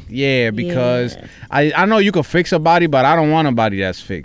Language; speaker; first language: English; early bilingual, other home language; Spanish